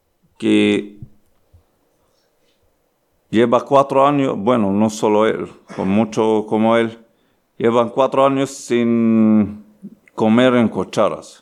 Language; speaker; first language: Spanish; non-native, learner; Arabic